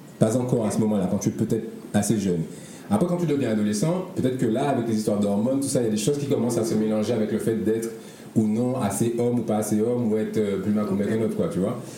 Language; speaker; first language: French; native; French